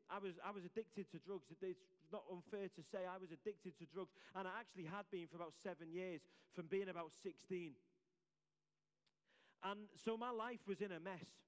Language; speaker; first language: English; native; English